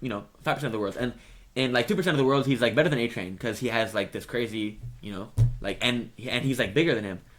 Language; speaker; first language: English; native; English